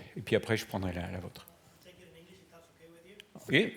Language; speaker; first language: French; native; French